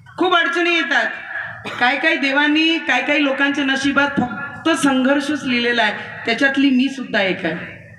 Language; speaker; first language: Marathi; non-native, local second language; Hindi